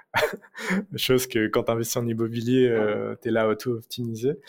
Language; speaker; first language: French; native; French